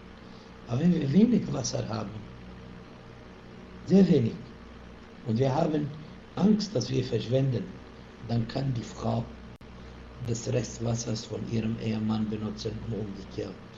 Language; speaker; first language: German; non-native, fluent; Arabic